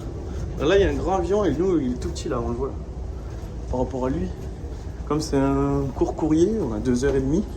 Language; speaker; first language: French; native; French